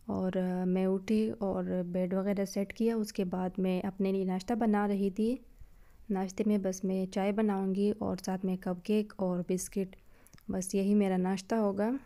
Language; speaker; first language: Urdu; native; Urdu